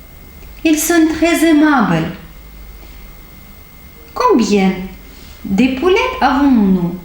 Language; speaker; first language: French; non-native, fluent; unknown